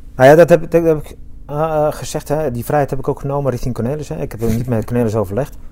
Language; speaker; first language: Dutch; native; Dutch